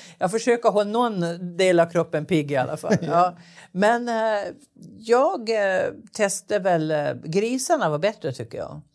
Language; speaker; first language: Swedish; native; Swedish